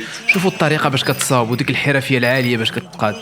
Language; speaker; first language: Arabic; native; Arabic